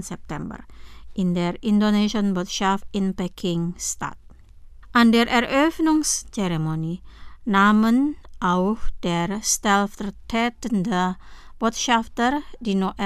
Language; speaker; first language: German; non-native, fluent; Indonesian